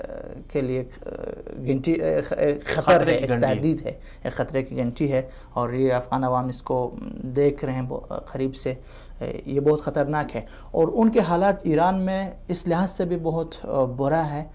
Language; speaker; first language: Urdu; non-native, fluent; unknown